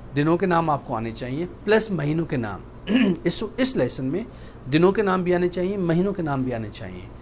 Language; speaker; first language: Urdu; native; Urdu